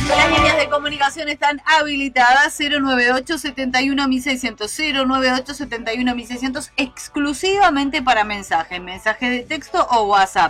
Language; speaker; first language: Spanish; native; Spanish